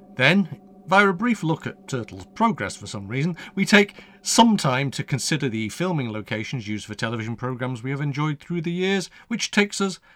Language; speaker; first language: English; native; English